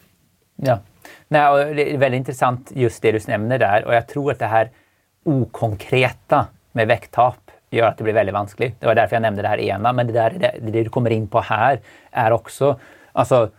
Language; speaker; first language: Swedish; native; Swedish